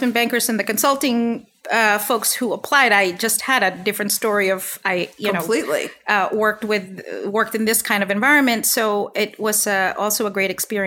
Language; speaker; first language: English; non-native, local second language; Filipino